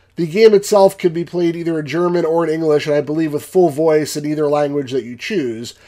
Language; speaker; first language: English; native; English